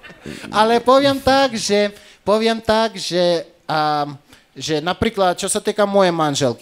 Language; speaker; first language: Slovak; non-native, fluent; Russian